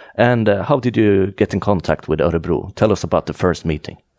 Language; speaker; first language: English; non-native, fluent; Swedish